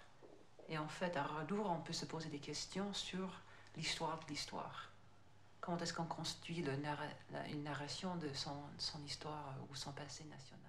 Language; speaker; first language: French; non-native, fluent; English